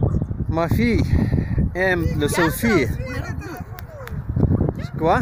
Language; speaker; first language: French; non-native, learner; Ukrainian